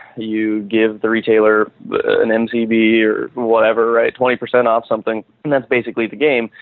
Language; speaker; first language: English; native; English